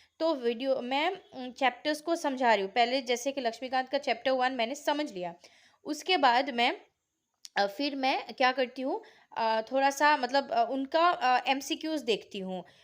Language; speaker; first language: Hindi; non-native, local second language; Assamese